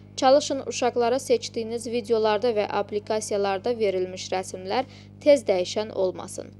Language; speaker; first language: Azerbaijani; non-native, local second language; Georgian